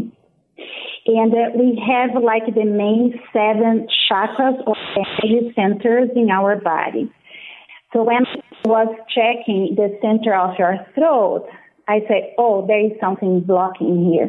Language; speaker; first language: English; non-native, fluent; Portuguese